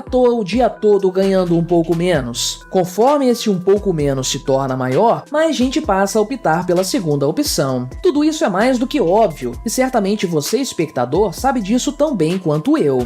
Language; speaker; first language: Portuguese; native; Portuguese